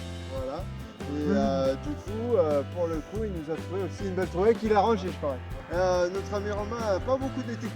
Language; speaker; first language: French; native; French